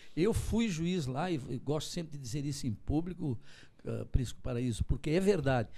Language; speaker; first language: Portuguese; non-native, local second language; German